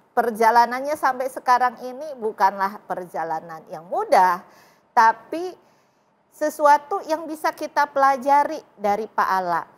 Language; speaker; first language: Indonesian; native; Indonesian